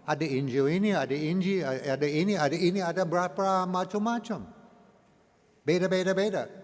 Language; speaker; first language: Indonesian; non-native, learner; English